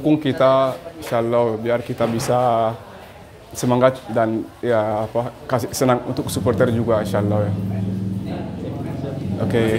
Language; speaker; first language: Indonesian; non-native, learner; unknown